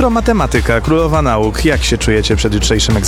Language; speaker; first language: Polish; native; Polish